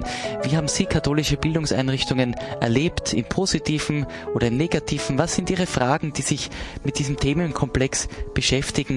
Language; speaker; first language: German; native; German